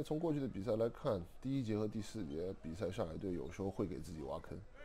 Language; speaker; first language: Chinese; native; Chinese